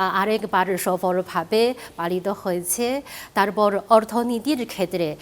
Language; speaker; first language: Bangla; non-native, fluent; Chinese